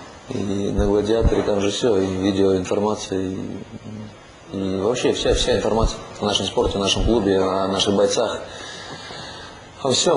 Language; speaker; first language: Russian; native; Russian